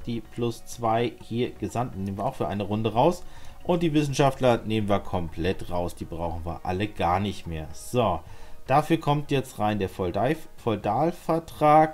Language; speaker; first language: German; native; German